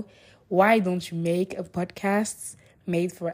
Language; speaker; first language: English; non-native, fluent; French